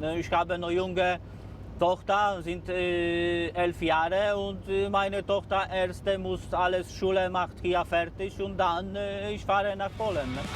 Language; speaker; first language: German; non-native, learner; Polish